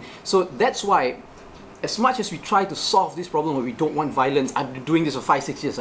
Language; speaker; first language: English; non-native, local second language; Malay